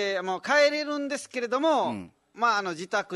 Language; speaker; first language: Japanese; non-native, fluent; Nepali